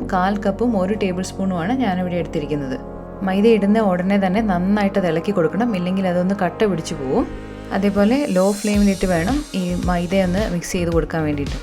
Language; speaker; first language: Malayalam; native; Malayalam